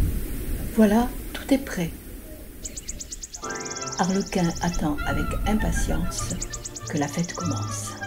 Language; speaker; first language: French; native; French